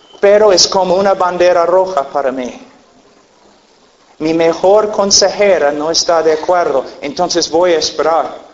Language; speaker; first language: Spanish; non-native, fluent; English